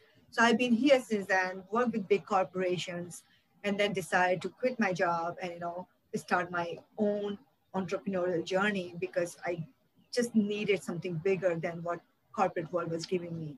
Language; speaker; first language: English; non-native, local second language; Hindi